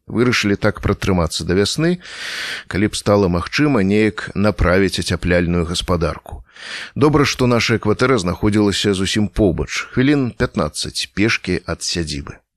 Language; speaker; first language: Belarusian; native; Belarusian